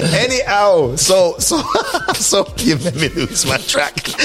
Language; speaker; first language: English; native; English